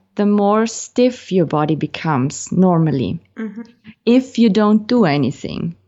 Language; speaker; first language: English; non-native, fluent; German